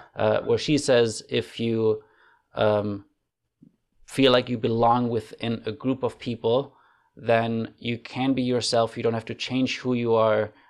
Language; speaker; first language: English; non-native, fluent; German